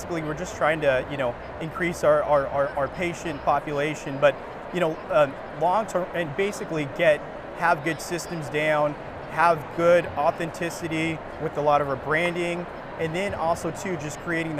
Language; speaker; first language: English; native; English